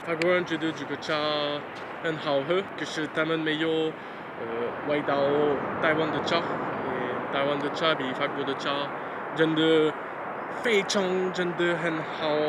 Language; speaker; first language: Chinese; non-native, learner; French